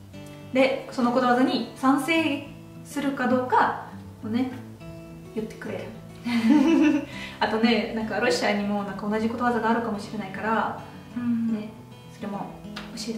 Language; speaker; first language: Japanese; non-native, fluent; Russian